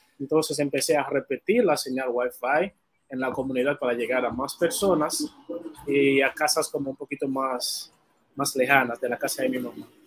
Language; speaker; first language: Spanish; non-native, fluent; Haitian Creole